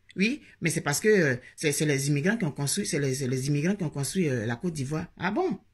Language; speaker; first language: French; native; French